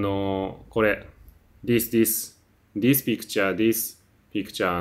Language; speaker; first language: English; non-native, learner; Japanese